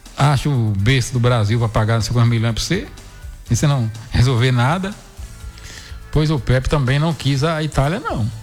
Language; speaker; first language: Portuguese; native; Portuguese